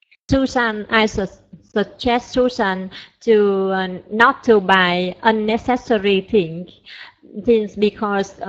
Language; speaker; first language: English; non-native, learner; Vietnamese